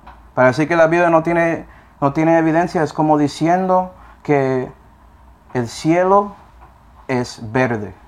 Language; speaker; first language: Spanish; non-native, fluent; English